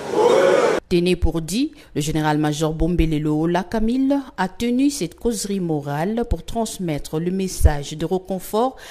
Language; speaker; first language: French; non-native, local second language; Swahili